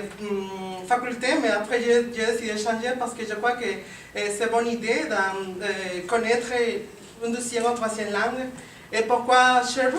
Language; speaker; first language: French; non-native, learner; Spanish